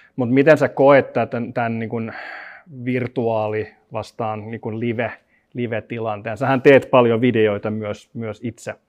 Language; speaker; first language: Finnish; non-native, local second language; Swedish